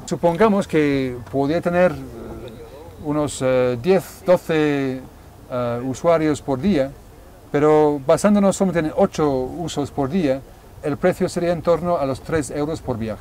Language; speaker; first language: Spanish; non-native, fluent; English